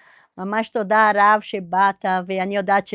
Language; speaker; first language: Hebrew; non-native, fluent; Portuguese